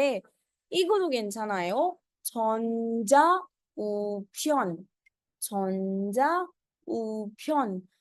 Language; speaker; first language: Korean; non-native, fluent; Hindi